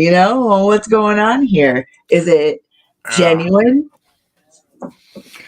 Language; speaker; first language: English; native; English